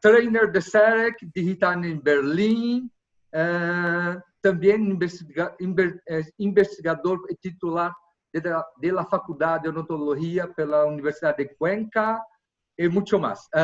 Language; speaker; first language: Spanish; non-native, fluent; Portuguese